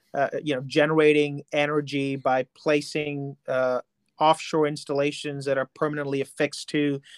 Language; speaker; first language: English; non-native, local second language; Hindi